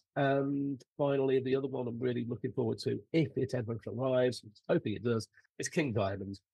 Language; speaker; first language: English; native; English